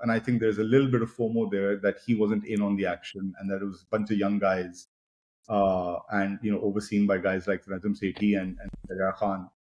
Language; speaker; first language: English; non-native, local second language; Hindi